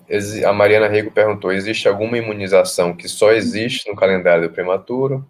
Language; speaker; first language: Portuguese; native; Portuguese